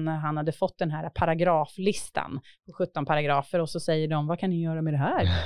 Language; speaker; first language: Swedish; native; Swedish